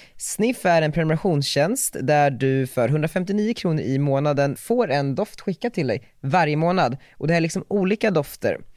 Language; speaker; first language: Swedish; native; Swedish